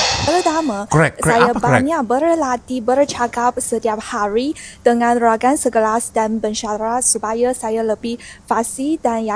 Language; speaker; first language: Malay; non-native, fluent; Chinese